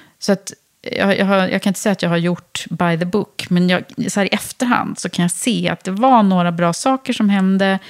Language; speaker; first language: Swedish; native; Swedish